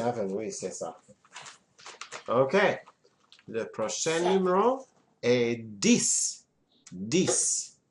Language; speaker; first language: French; non-native, fluent; English